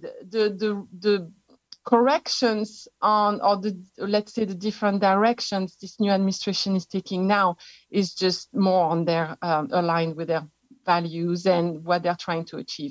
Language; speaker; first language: English; non-native, fluent; French